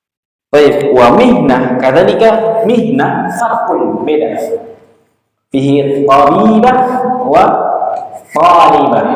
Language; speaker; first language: Arabic; non-native, fluent; Indonesian